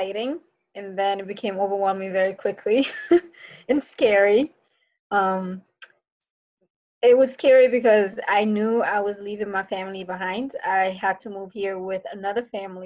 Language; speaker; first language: English; early bilingual, other home language; Fula